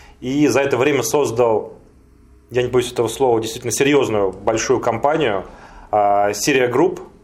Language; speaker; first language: Russian; native; Russian